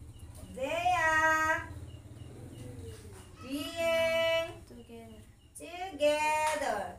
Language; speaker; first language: English; non-native, learner; Indonesian